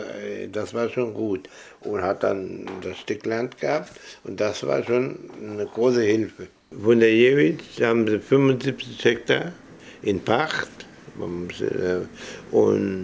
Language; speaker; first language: German; early bilingual, heritage; German